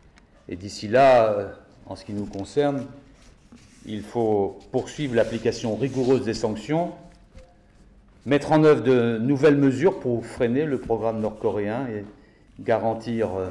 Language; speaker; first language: French; native; French